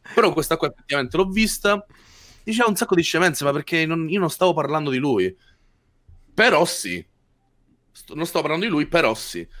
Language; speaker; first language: Italian; native; Italian